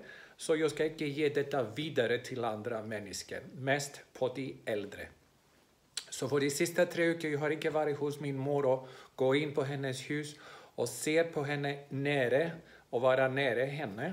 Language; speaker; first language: Swedish; non-native, fluent; Greek